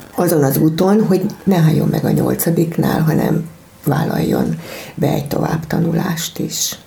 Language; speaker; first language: Hungarian; native; Hungarian